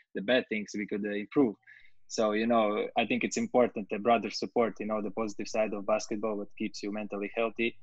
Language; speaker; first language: English; non-native, fluent; Latvian